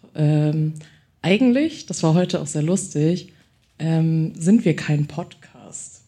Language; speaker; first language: German; early bilingual, other home language; Chinese